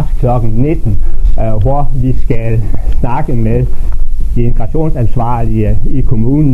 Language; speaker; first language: Danish; native; Danish